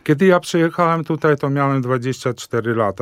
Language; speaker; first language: Polish; non-native, fluent; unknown